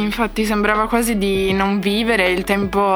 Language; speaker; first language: Italian; native; Italian